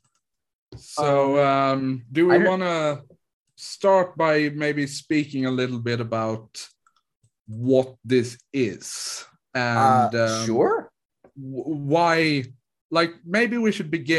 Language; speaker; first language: English; non-native, fluent; Swedish